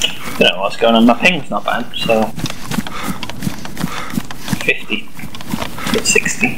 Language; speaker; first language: English; native; English